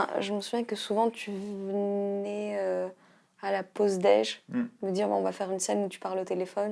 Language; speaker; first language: French; early bilingual, heritage; French